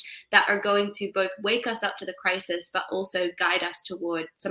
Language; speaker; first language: English; native; English